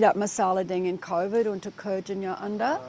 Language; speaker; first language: Indonesian; non-native, learner; English